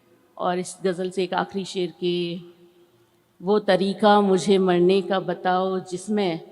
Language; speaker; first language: Hindi; native; Hindi